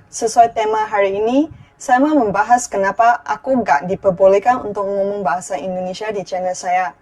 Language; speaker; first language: Malay; non-native, fluent; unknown